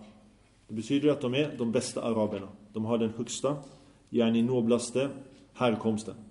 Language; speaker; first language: Swedish; early bilingual, other home language; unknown